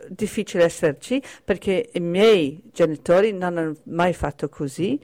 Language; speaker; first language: Italian; non-native, fluent; English